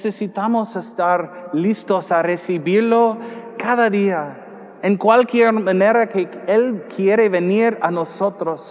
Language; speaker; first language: Spanish; non-native, learner; English